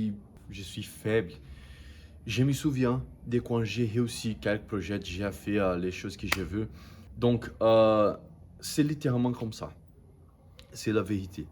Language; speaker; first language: French; non-native, learner; Portuguese